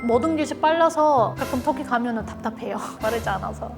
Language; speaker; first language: Korean; non-native, fluent; Turkish